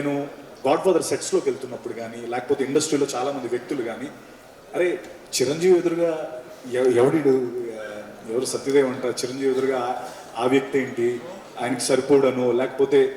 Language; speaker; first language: Telugu; native; Telugu